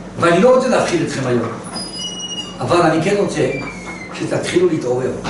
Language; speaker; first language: Hebrew; native; Hebrew